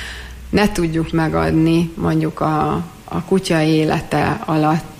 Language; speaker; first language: Hungarian; native; Hungarian